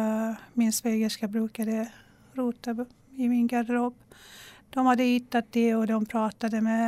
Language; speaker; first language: Swedish; non-native, fluent; Persian